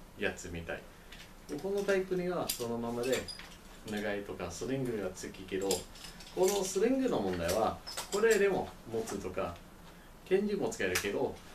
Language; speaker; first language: Japanese; non-native, learner; English